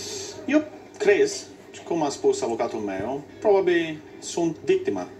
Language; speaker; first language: Romanian; non-native, learner; Italian